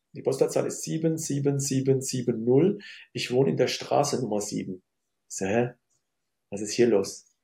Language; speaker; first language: German; early bilingual, other home language; Arabic